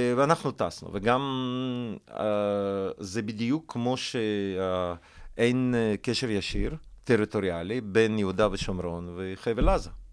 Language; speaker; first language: Hebrew; non-native, fluent; Russian